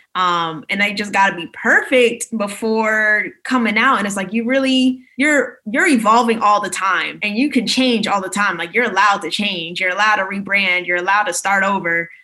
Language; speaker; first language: English; native; English